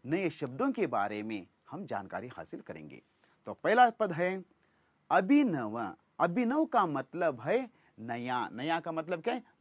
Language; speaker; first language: Hindi; non-native, local second language; Kannada